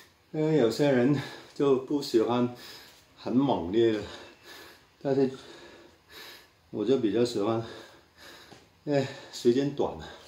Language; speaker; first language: Chinese; non-native, local second language; Cantonese